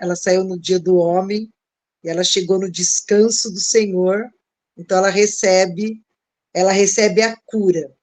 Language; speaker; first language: Portuguese; native; Portuguese